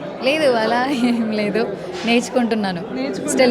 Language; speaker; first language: Telugu; non-native, learner; Malayalam